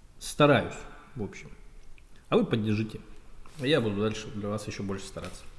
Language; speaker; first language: Russian; native; Russian